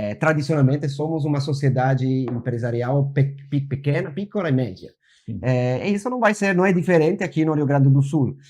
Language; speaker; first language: Portuguese; non-native, fluent; Italian